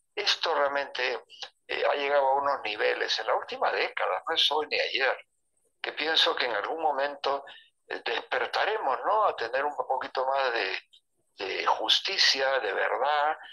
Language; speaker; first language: Spanish; native; Spanish